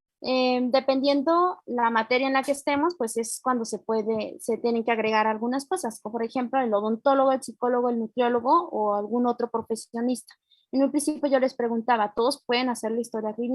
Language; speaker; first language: Spanish; native; Spanish